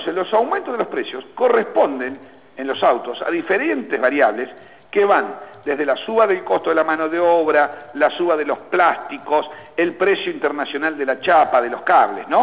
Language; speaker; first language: Spanish; native; Spanish